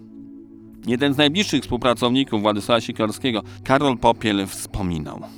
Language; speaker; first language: Polish; native; Polish